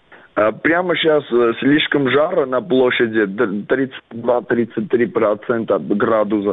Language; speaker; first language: Russian; non-native, fluent; Armenian